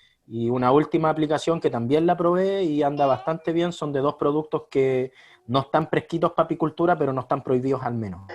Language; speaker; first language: Spanish; native; Spanish